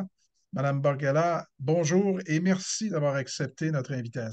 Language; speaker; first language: French; native; French